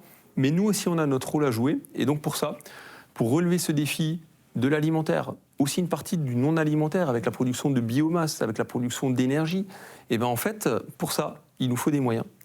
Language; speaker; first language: French; native; French